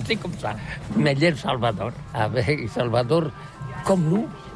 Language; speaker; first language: French; non-native, learner; Catalan